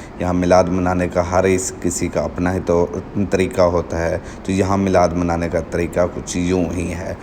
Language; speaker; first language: Urdu; non-native, local second language; Saraiki